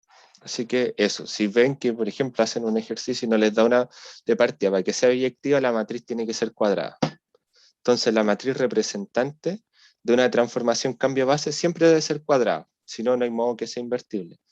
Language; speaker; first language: Spanish; native; Spanish